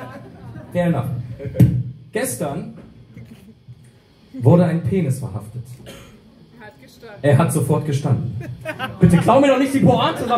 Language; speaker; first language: German; native; German